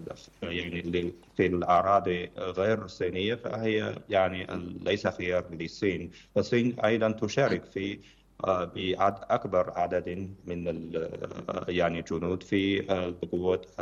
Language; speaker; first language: Arabic; non-native, fluent; Chinese